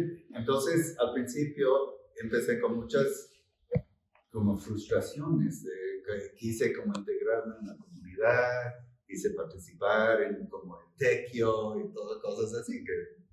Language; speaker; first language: Spanish; non-native, fluent; English